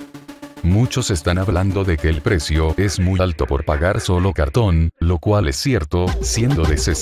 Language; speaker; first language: Spanish; native; Spanish